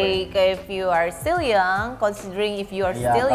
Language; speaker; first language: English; non-native, learner; Indonesian